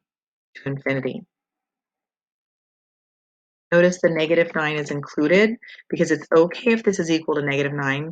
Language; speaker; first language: English; native; English